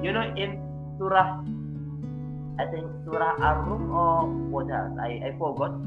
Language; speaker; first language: English; non-native, fluent; Indonesian